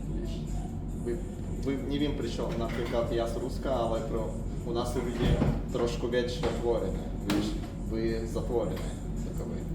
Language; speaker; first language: Slovak; non-native, learner; Russian